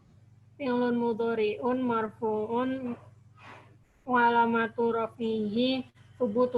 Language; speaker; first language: Arabic; non-native, learner; Indonesian